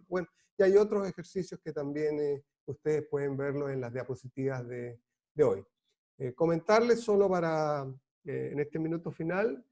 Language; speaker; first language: Spanish; native; Spanish